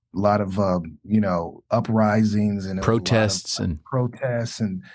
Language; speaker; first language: English; native; English